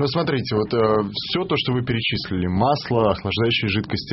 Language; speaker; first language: Russian; native; Russian